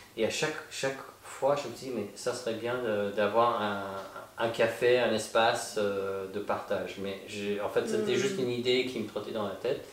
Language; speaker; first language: French; non-native, fluent; English